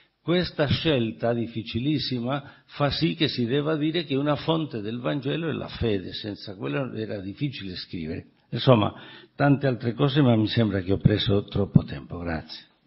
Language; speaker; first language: Italian; non-native, fluent; Spanish